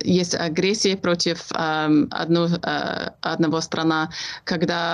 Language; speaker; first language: Russian; non-native, fluent; English